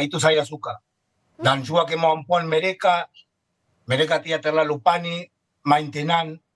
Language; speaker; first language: Indonesian; non-native, fluent; Spanish